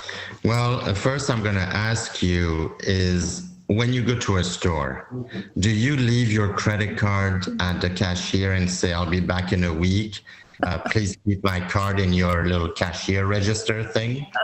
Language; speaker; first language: English; non-native, fluent; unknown